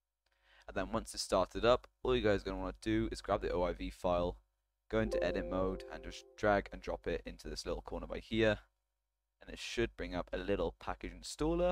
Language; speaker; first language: English; native; English